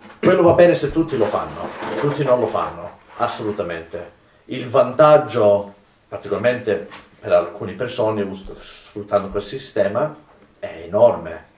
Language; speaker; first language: Italian; non-native, fluent; English